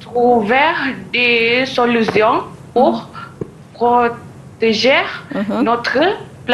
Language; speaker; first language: French; non-native, learner; Malay